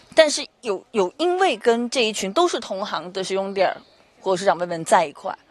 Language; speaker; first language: Chinese; native; Chinese